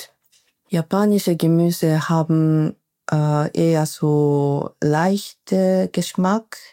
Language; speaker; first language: German; non-native, fluent; Japanese